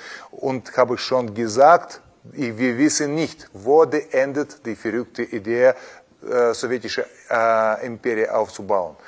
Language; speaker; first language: German; non-native, fluent; Russian